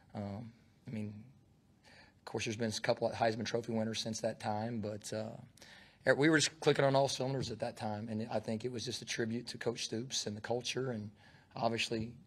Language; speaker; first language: English; native; English